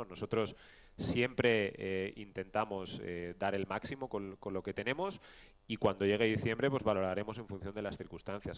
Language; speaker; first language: Spanish; native; Spanish